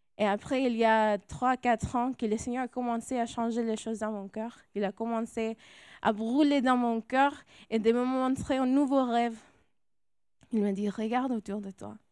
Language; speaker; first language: French; non-native, fluent; English